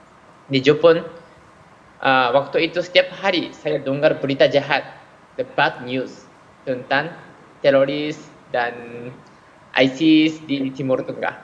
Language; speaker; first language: Indonesian; non-native, fluent; Japanese